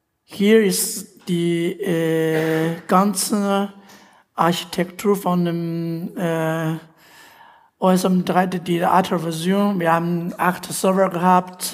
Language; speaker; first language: German; non-native, fluent; Chinese